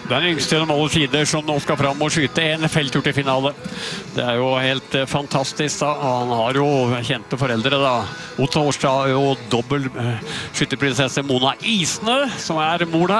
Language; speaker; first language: Norwegian; native; Norwegian